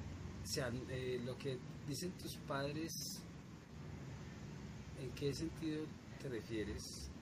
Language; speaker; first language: Spanish; native; Spanish